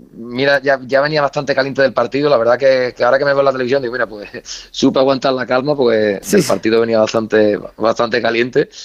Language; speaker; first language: Spanish; native; Spanish